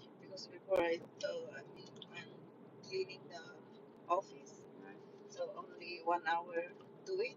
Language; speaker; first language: English; non-native, local second language; Filipino